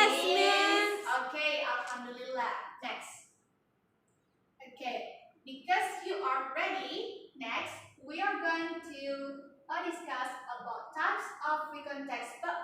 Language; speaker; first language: English; non-native, learner; Indonesian